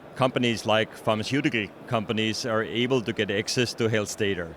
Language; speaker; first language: English; non-native, fluent; German